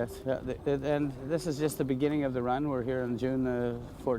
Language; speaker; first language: English; native; English